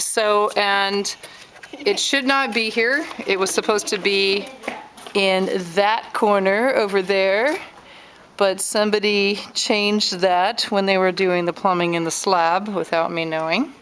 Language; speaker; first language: English; native; English